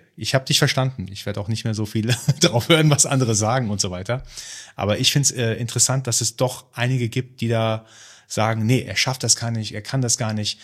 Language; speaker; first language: German; early bilingual, other home language; Persian